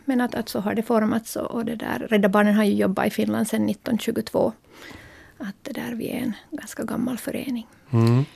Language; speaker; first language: Swedish; native; Swedish